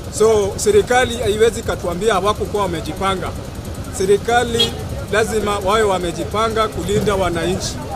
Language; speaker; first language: Swahili; non-native, local second language; Luo (Kenya and Tanzania)